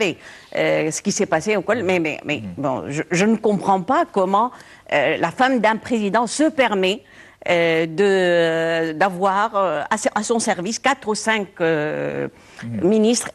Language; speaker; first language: French; non-native, local second language; Arabic